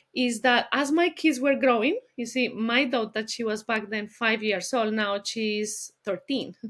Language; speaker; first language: English; non-native, fluent; Spanish